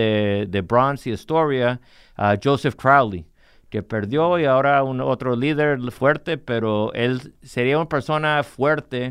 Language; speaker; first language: Spanish; early bilingual, heritage; English